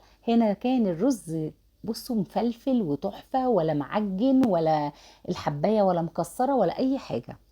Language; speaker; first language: Arabic; native; Arabic